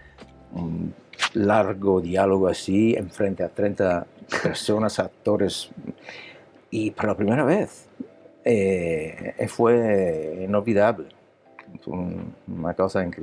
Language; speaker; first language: Spanish; non-native, learner; Italian